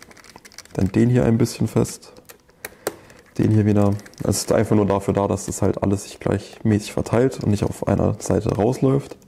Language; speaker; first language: German; native; German